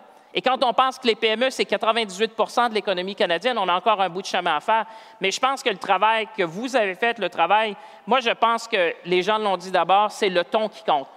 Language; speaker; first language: French; native; French